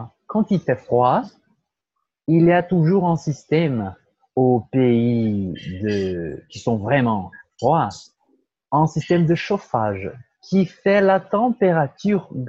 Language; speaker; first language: French; non-native, fluent; Portuguese